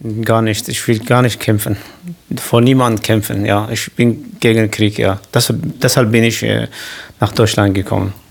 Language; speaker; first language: German; non-native, learner; Kurdish